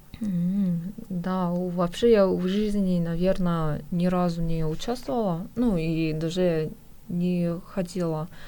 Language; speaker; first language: Russian; non-native, fluent; Korean